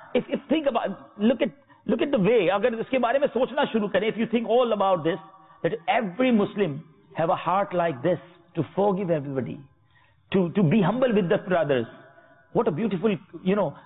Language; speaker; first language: English; non-native, local second language; Urdu